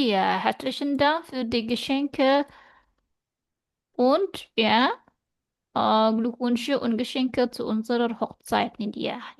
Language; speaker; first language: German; non-native, fluent; Indonesian